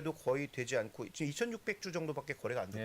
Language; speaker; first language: Korean; native; Korean